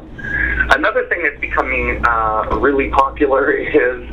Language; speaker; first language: English; native; English